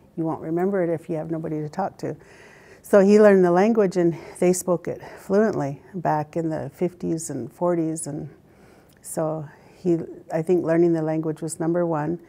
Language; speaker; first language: English; native; English